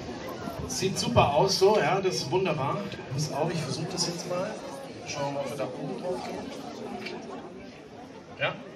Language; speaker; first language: German; native; German